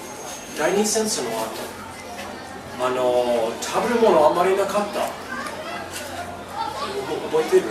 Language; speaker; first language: Japanese; non-native, learner; English